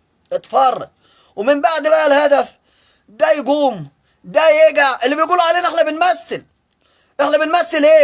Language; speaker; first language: Arabic; native; Arabic